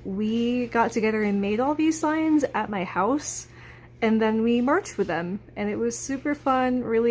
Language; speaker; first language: English; native; English